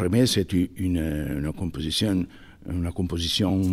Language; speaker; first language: French; non-native, fluent; Italian